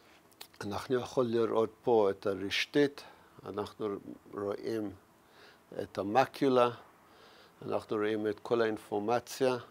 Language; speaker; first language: Hebrew; non-native, fluent; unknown